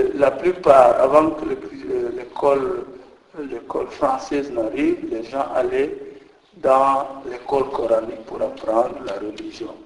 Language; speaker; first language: French; non-native, local second language; Jola-Fonyi